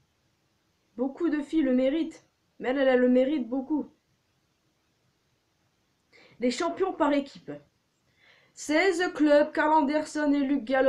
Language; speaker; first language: French; native; French